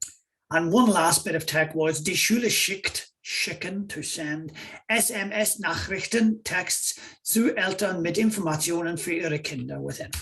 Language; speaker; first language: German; non-native, fluent; English